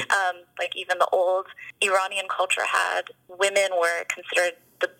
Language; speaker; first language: English; native; English